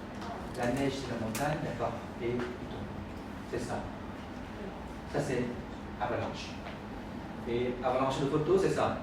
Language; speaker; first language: French; non-native, fluent; Khmer